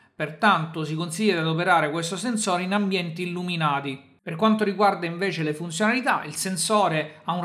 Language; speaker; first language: Italian; native; Italian